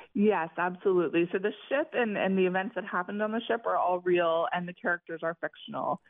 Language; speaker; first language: English; native; English